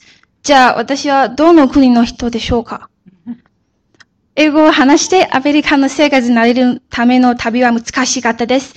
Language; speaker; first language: Japanese; early bilingual, other home language; Chinese